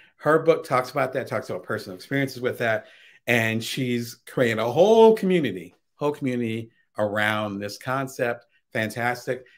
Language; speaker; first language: English; native; English